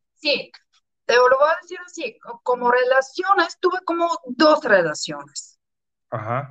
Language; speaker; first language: Spanish; non-native, fluent; Bulgarian